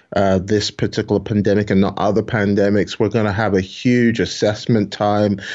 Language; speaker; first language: English; native; English